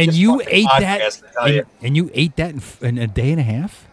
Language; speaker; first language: English; native; English